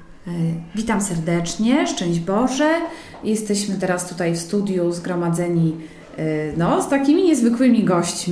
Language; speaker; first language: Polish; native; Polish